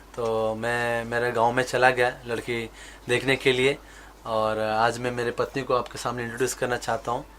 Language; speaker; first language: Hindi; non-native, local second language; Kannada